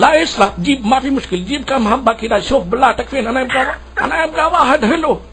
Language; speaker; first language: Arabic; non-native, learner; Urdu